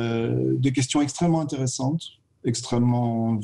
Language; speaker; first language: French; native; French